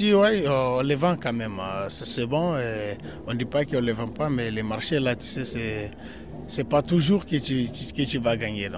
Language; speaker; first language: French; non-native, local second language; Tamasheq